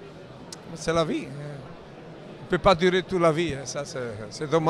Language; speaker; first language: French; non-native, learner; Italian